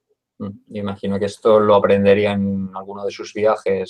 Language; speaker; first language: Spanish; native; Spanish